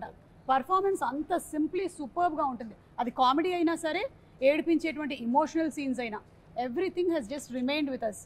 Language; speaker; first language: Telugu; native; Telugu